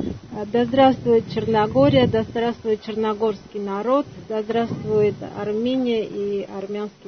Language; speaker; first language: Russian; non-native, fluent; Armenian